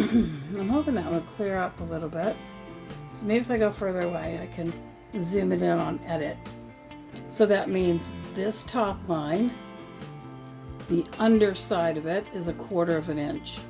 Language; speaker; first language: English; native; English